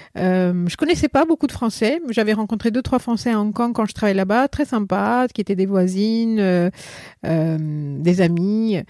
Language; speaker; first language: French; non-native, fluent; Assamese